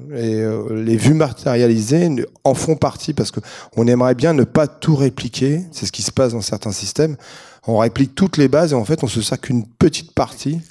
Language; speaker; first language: French; native; French